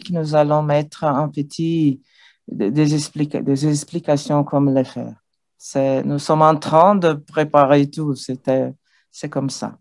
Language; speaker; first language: French; non-native, learner; Portuguese